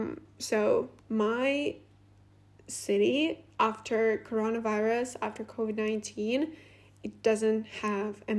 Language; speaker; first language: English; non-native, fluent; Russian